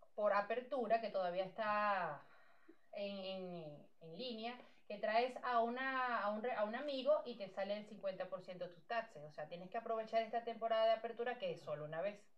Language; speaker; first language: Spanish; native; Spanish